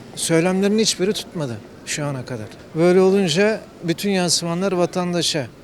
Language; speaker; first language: Turkish; native; Turkish